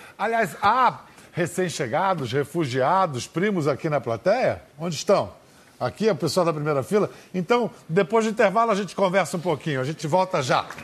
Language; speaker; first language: Portuguese; native; Portuguese